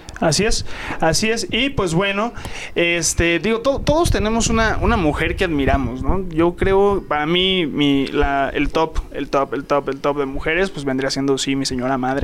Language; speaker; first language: Spanish; native; Spanish